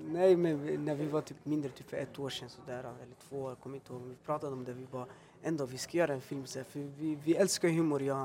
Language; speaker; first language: Swedish; early bilingual, other home language; Albanian